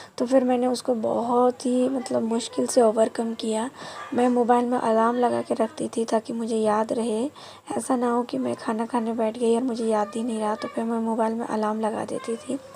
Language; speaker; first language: Hindi; non-native, local second language; Bangla